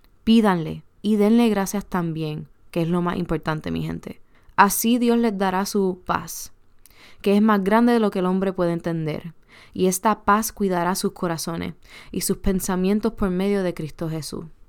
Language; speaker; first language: Spanish; early bilingual, heritage; Spanish